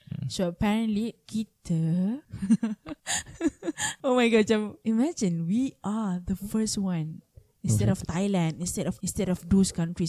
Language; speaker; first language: English; non-native, local second language; Malay